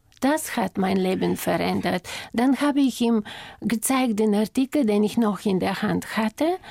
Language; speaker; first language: German; non-native, fluent; Bulgarian